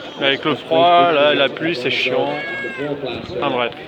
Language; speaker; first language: French; native; French